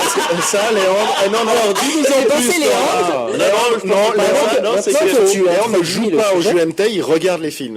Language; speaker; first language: French; native; French